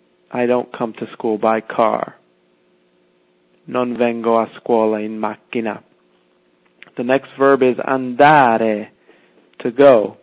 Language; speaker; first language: English; native; English